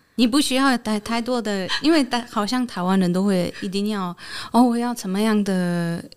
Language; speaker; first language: Chinese; non-native, fluent; Polish